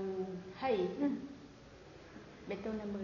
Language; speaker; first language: Japanese; non-native, learner; Vietnamese